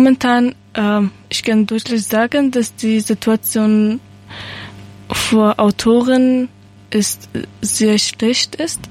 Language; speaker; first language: German; non-native, learner; Persian